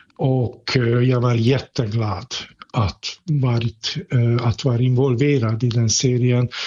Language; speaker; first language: Swedish; non-native, fluent; Hungarian